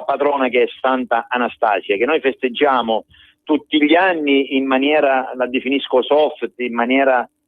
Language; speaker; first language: Italian; native; Italian